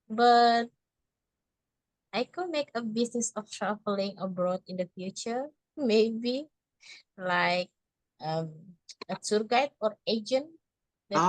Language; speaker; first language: English; non-native, learner; Indonesian